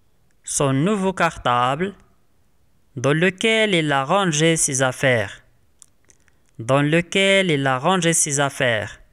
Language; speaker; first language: French; non-native, local second language; Arabic